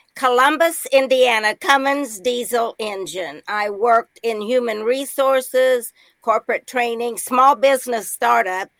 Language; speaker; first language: English; native; English